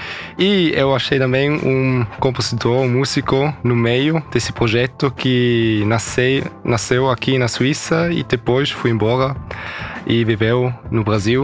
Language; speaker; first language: Portuguese; early bilingual, heritage; German